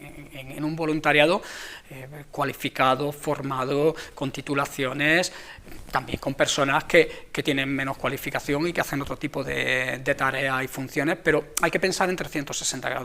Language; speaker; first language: Spanish; native; Spanish